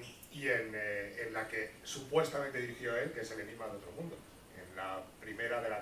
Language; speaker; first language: Spanish; native; Spanish